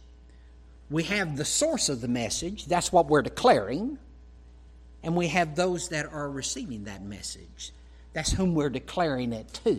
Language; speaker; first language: English; native; English